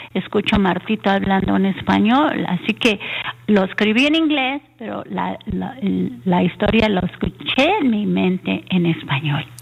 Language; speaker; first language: Spanish; early bilingual, heritage; English